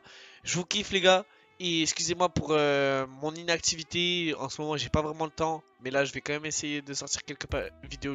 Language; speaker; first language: French; native; French